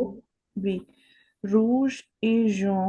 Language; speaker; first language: French; non-native, learner; Hindi